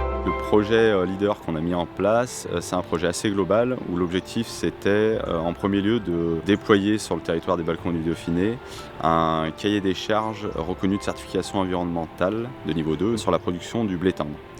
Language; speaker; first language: French; native; French